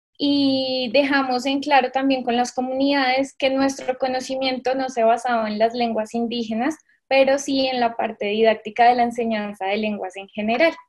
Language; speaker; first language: Spanish; native; Spanish